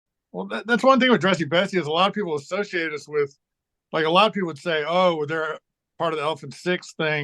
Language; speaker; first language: English; native; English